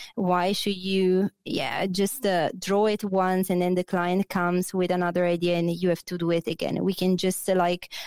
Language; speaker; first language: English; non-native, fluent; Italian